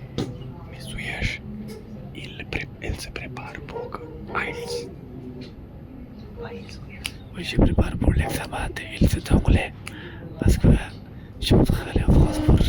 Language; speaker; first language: French; non-native, learner; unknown